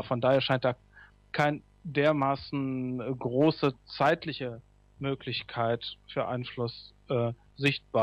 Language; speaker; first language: German; native; German